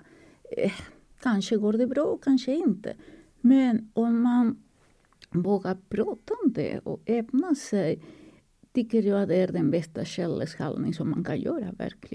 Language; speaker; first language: Swedish; non-native, fluent; Spanish